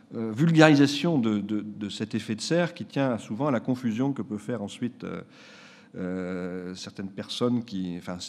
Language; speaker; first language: French; native; French